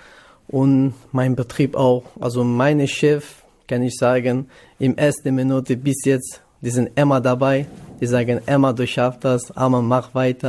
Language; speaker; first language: German; non-native, learner; Kurdish